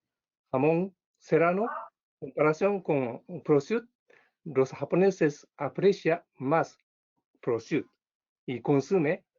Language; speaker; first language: Spanish; non-native, learner; Japanese